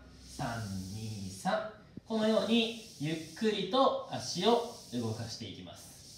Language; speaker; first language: Japanese; native; Japanese